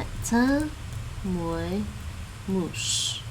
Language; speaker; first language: Russian; non-native, learner; Dutch